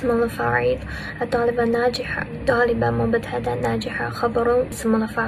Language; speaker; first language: Arabic; non-native, learner; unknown